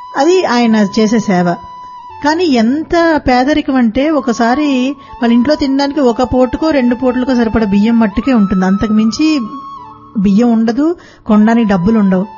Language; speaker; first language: Telugu; native; Telugu